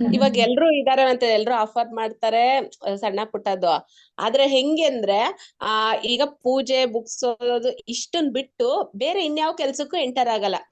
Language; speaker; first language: Kannada; native; Kannada